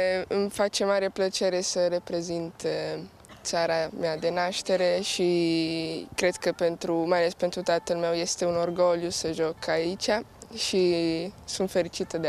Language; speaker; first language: Romanian; early bilingual, heritage; Italian